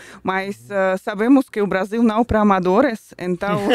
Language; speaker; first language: Portuguese; non-native, fluent; Russian